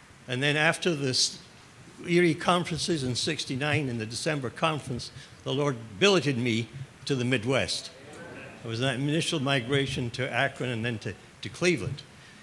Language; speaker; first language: English; native; English